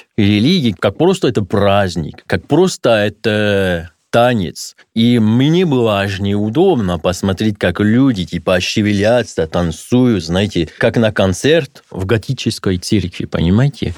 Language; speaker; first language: Russian; non-native, fluent; French